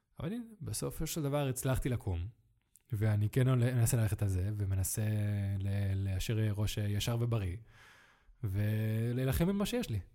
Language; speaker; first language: Hebrew; early bilingual, other home language; Spanish